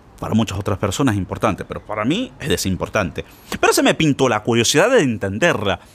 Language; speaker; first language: Spanish; non-native, fluent; Portuguese